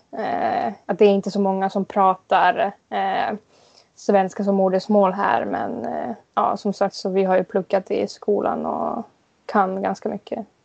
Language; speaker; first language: Swedish; non-native, local second language; Finnish